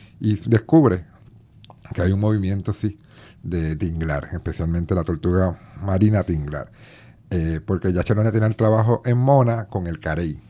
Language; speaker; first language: Spanish; native; Spanish